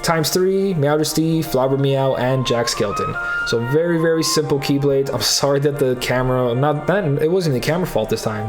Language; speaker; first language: English; native; English